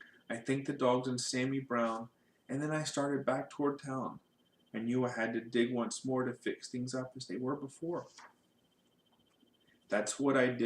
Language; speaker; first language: English; native; English